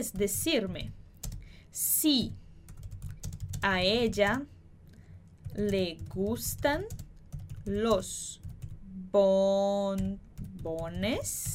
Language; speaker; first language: Spanish; non-native, fluent; Portuguese